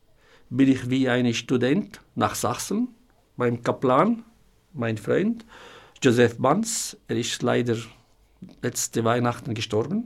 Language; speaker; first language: German; non-native, fluent; Arabic